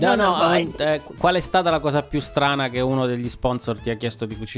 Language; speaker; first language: Italian; native; Italian